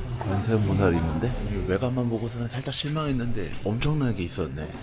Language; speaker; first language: Korean; native; Korean